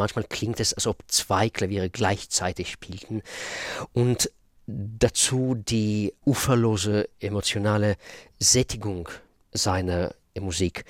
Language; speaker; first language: German; non-native, fluent; Russian